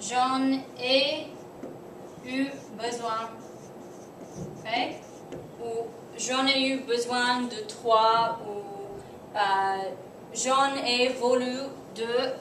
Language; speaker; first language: French; non-native, fluent; English